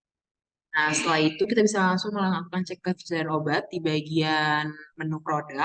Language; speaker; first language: Indonesian; native; Indonesian